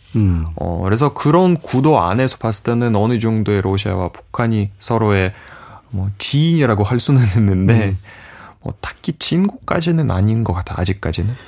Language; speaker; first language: Korean; non-native, fluent; Russian